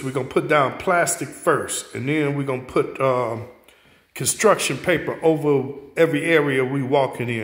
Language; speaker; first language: English; native; English